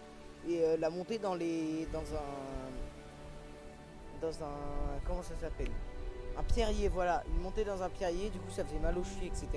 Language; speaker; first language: French; native; French